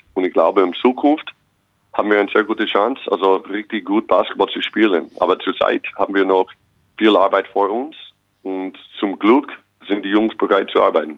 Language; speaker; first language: German; non-native, fluent; English